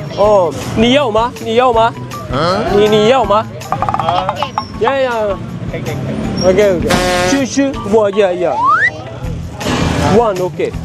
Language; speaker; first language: Chinese; non-native, learner; Thai